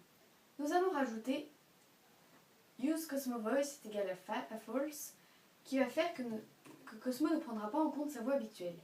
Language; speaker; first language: French; native; French